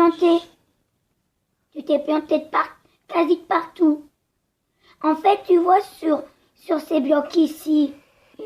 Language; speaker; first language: French; native; French